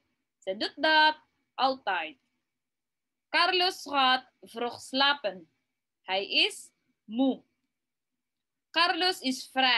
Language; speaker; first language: Dutch; non-native, learner; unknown